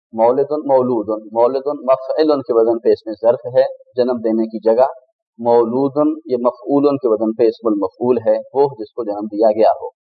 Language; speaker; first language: Urdu; native; Urdu